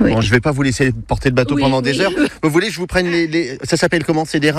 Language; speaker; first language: French; native; French